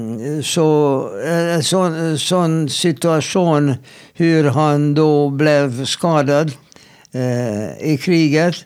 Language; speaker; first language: Swedish; non-native, fluent; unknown